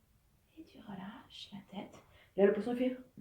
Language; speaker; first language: French; native; French